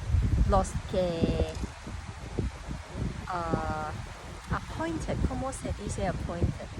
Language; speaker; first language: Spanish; non-native, learner; Cantonese